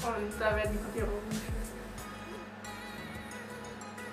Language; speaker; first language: German; native; German